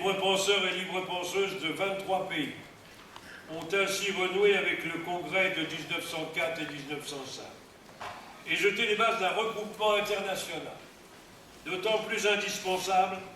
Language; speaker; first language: French; native; French